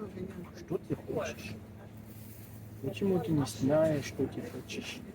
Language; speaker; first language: Russian; non-native, learner; French